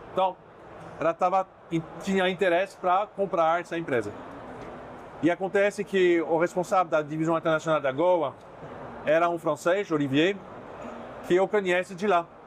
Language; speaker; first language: Portuguese; non-native, fluent; French